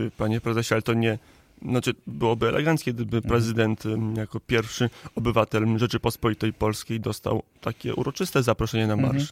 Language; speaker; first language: Polish; native; Polish